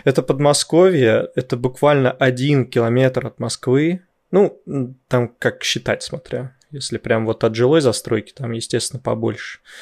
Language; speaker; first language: Russian; native; Russian